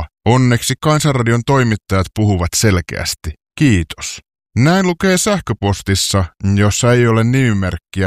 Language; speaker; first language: Finnish; native; Finnish